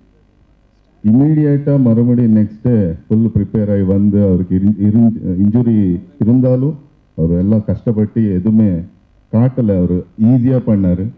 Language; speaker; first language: Tamil; non-native, learner; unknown